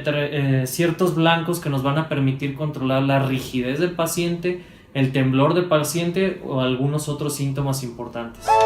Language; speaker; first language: Spanish; native; Spanish